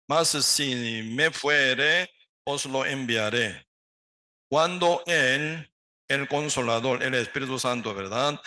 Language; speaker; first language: Spanish; non-native, learner; Korean